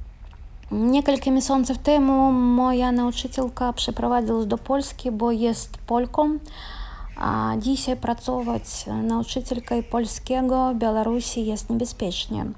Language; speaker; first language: Polish; non-native, learner; Russian